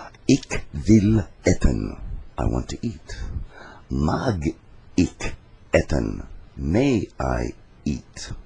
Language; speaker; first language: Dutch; non-native, learner; English